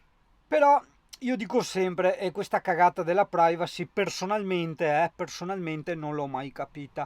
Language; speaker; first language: Italian; native; Italian